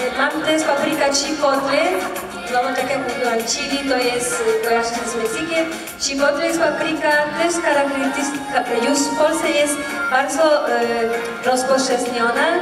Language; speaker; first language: Polish; non-native, learner; Spanish